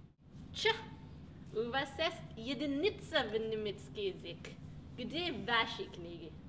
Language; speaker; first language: Russian; non-native, learner; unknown